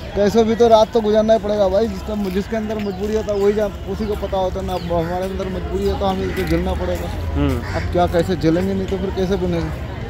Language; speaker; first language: Hindi; native; Hindi